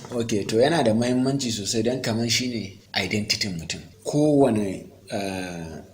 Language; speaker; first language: Hausa; native; Hausa